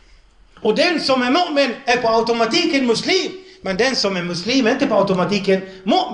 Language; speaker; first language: Swedish; non-native, local second language; Arabic